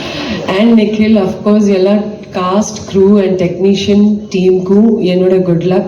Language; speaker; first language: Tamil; non-native, fluent; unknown